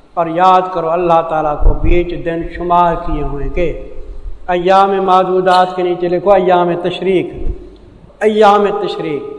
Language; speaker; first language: Urdu; non-native, local second language; Saraiki